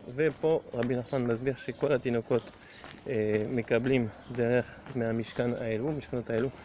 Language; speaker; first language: Hebrew; non-native, fluent; English